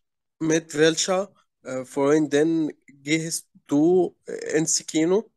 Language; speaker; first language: German; non-native, learner; Arabic